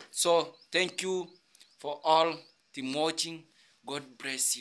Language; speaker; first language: English; non-native, learner; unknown